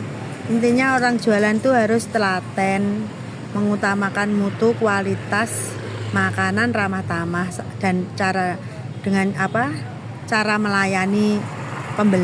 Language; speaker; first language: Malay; non-native, local second language; Javanese